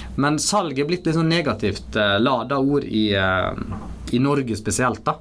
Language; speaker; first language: Norwegian; native; Norwegian